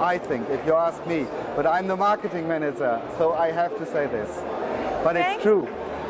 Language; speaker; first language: English; non-native, fluent; German